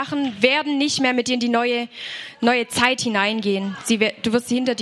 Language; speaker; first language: German; native; German